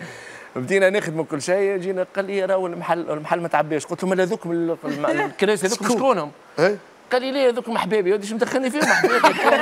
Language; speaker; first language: Arabic; native; Arabic